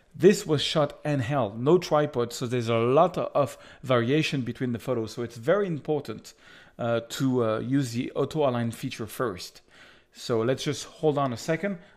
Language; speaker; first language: English; non-native, fluent; French